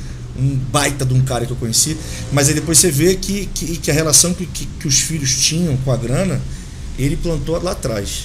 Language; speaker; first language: Portuguese; native; Portuguese